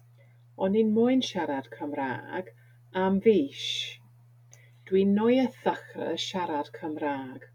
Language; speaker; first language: Welsh; non-native, learner; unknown